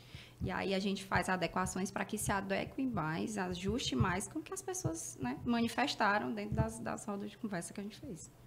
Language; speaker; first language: Portuguese; native; Portuguese